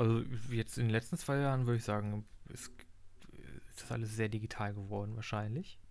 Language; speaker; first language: German; native; German